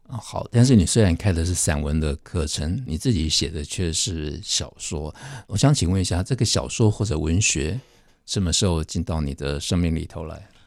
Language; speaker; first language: Chinese; native; Chinese